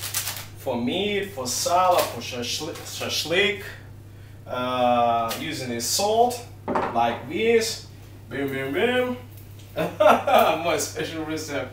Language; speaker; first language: English; non-native, learner; Ukrainian